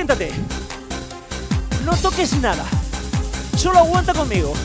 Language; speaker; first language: Spanish; native; Spanish